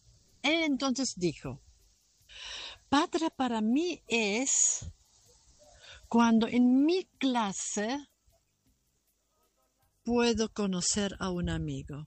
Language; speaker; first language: Spanish; non-native, local second language; German